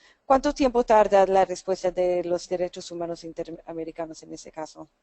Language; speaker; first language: Spanish; non-native, fluent; English